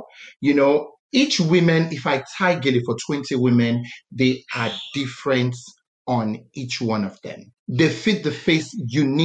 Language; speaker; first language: English; non-native, local second language; Yoruba